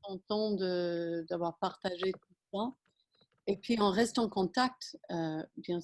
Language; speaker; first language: French; non-native, fluent; English